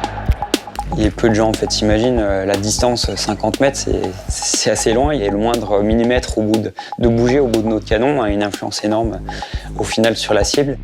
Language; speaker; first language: French; native; French